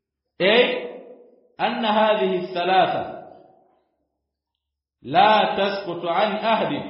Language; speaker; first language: Arabic; non-native, fluent; Swahili